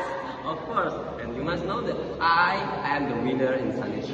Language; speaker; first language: English; non-native, learner; Indonesian